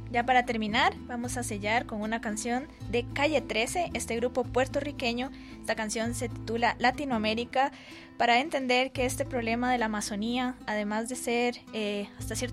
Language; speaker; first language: Spanish; native; Spanish